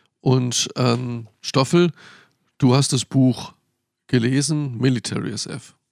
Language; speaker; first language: German; native; German